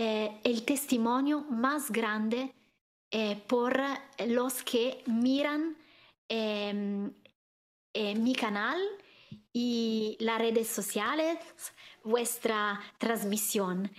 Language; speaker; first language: Spanish; non-native, learner; Italian